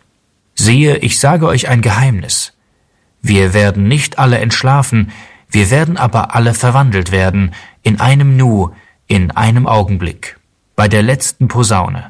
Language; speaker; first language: German; native; German